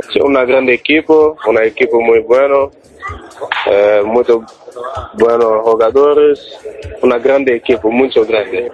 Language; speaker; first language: Spanish; non-native, learner; Portuguese